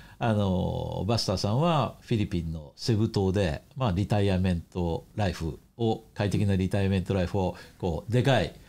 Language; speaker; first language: Japanese; native; Japanese